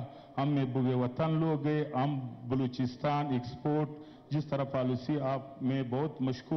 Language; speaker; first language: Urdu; non-native, local second language; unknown